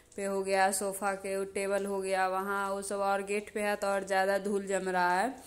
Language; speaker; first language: Hindi; native; Hindi